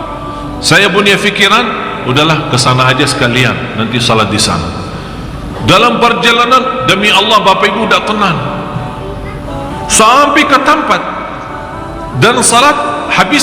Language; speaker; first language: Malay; non-native, fluent; Arabic